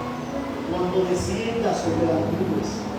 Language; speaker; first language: Spanish; native; Spanish